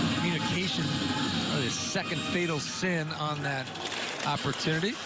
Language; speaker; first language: English; native; English